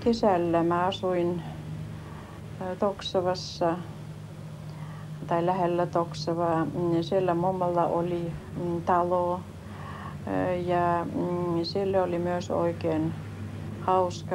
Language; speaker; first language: Finnish; early bilingual, heritage; Finnish